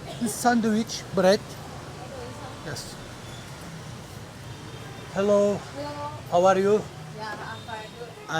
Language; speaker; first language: English; non-native, learner; Turkish